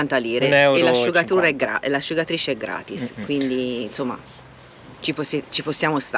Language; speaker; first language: Italian; native; Italian